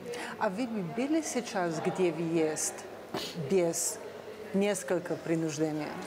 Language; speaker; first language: Russian; non-native, fluent; Slovenian